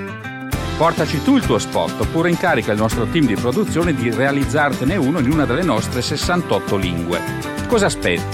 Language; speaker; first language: Italian; native; Italian